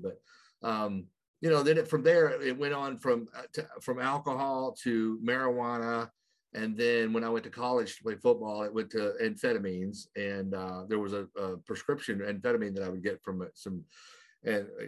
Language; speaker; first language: English; native; English